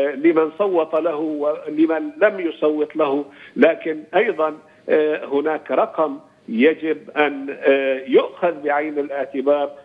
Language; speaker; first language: Arabic; non-native, fluent; Turkish